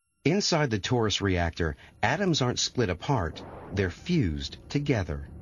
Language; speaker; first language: English; native; English